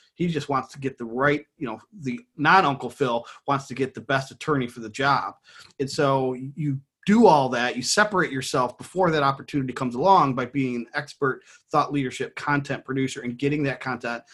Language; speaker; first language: English; native; English